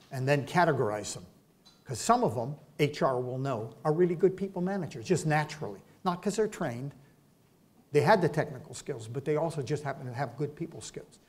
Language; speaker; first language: English; native; English